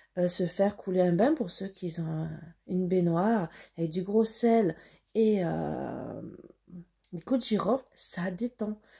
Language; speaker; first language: French; native; French